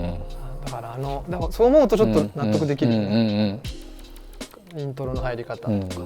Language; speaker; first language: Japanese; native; Japanese